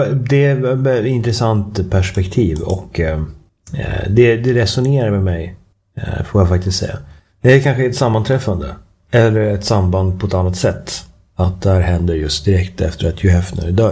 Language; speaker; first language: Swedish; native; Swedish